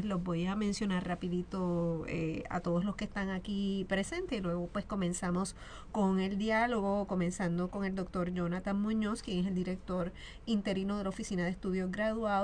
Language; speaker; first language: Spanish; native; Spanish